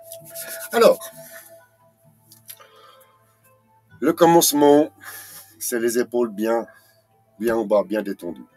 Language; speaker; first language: French; native; French